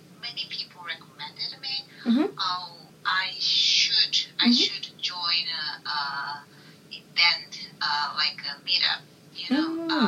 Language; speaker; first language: English; non-native, learner; Japanese